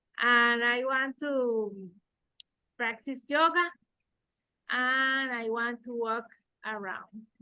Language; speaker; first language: English; non-native, learner; Spanish